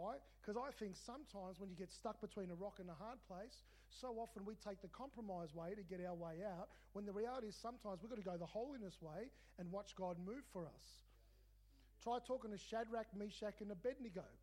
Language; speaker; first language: English; native; English